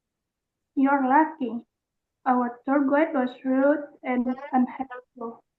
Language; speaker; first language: English; non-native, learner; Indonesian